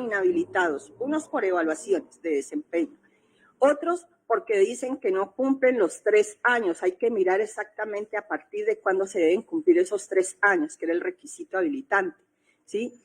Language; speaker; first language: Spanish; native; Spanish